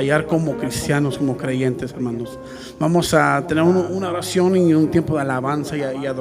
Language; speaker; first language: Spanish; early bilingual, heritage; Spanish